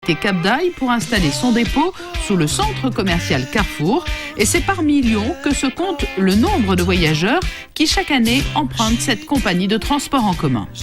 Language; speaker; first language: French; native; French